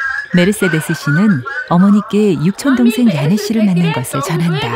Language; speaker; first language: Korean; native; Korean